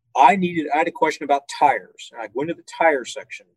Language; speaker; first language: English; native; English